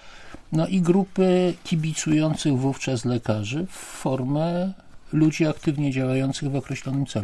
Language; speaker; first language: Polish; native; Polish